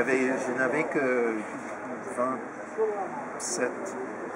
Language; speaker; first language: French; non-native, fluent; English